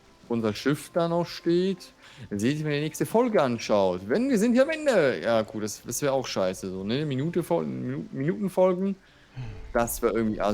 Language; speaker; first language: German; native; German